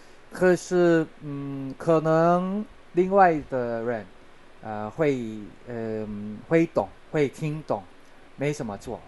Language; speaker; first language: Chinese; non-native, learner; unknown